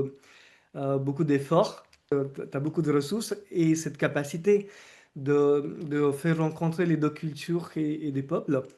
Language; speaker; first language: French; non-native, fluent; Hindi